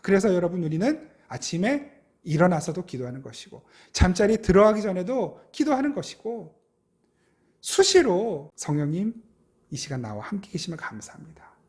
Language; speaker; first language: Korean; native; Korean